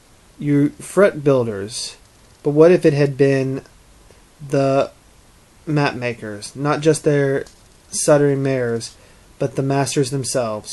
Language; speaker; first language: English; native; English